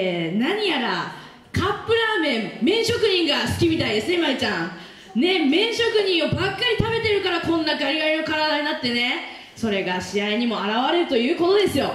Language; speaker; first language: Japanese; native; Japanese